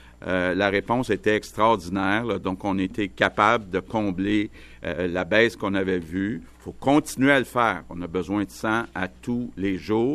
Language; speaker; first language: French; native; French